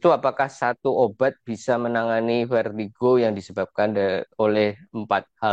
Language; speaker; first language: Indonesian; native; Indonesian